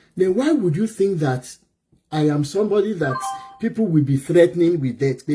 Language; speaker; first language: English; non-native, local second language; Yoruba